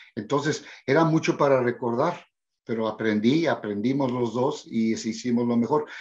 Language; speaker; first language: Spanish; early bilingual, heritage; Spanish